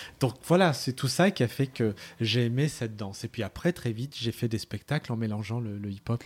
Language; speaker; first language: French; early bilingual, other home language; Arabic